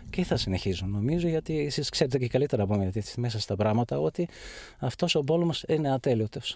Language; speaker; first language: Greek; non-native, fluent; Arabic